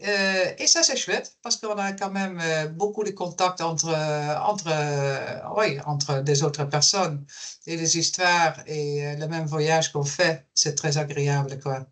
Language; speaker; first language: French; non-native, fluent; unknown